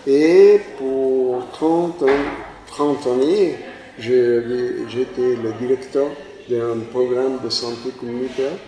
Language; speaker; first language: French; non-native, fluent; Spanish